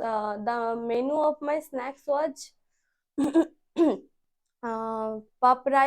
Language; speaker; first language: English; non-native, local second language; Bangla